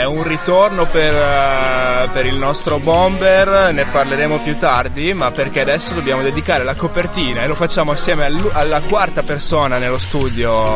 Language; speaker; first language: Italian; native; Italian